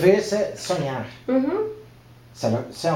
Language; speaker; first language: French; non-native, learner; Portuguese